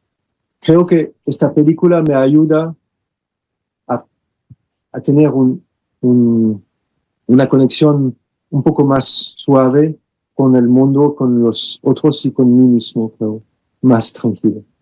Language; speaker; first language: Spanish; non-native, fluent; French